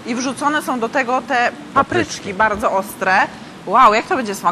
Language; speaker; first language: Polish; native; Polish